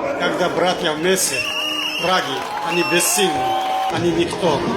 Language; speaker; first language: Russian; non-native, fluent; Georgian